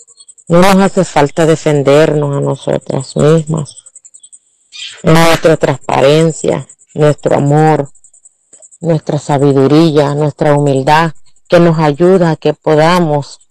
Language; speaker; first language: Spanish; native; Spanish